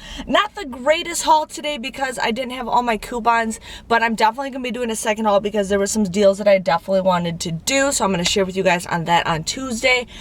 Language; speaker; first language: English; native; English